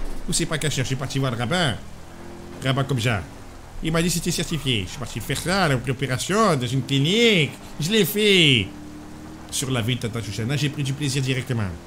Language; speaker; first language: French; native; French